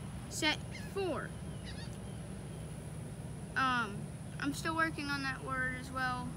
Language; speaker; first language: English; native; English